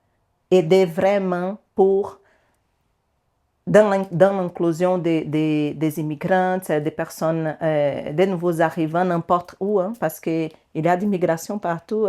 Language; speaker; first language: French; non-native, learner; Portuguese